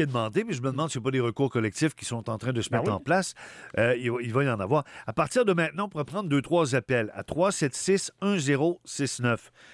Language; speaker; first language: French; native; French